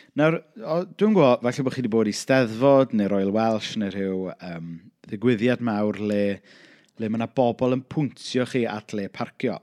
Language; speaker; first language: Welsh; native; Welsh